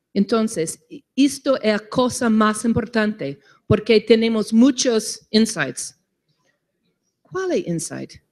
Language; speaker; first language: Spanish; non-native, learner; English